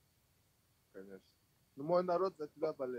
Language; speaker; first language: Russian; non-native, local second language; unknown